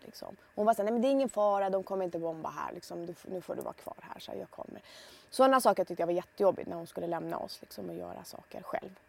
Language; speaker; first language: Swedish; early bilingual, other home language; Persian